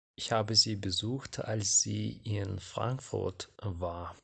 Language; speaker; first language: German; non-native, fluent; Ukrainian